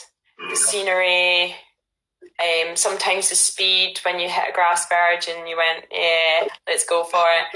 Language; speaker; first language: English; native; English